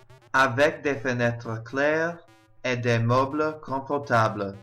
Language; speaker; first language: French; non-native, learner; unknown